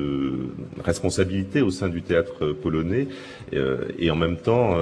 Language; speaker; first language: French; native; French